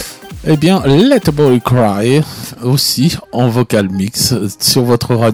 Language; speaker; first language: French; native; French